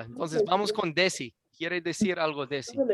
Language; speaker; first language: Spanish; non-native, fluent; English